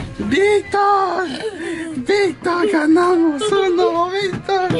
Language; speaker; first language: Spanish; native; Spanish